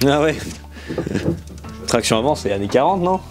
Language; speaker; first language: French; native; French